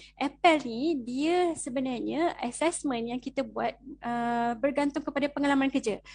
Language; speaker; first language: Malay; native; Malay